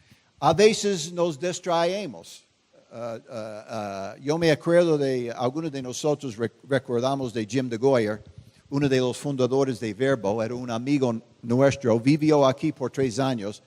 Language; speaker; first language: Spanish; non-native, fluent; English